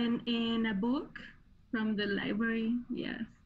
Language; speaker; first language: English; non-native, learner; Spanish